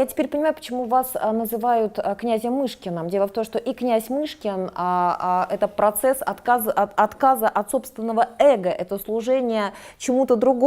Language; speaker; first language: Russian; native; Russian